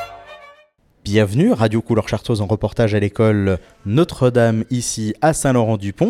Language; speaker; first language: French; native; French